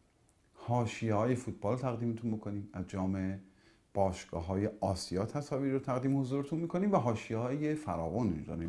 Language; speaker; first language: Persian; native; Persian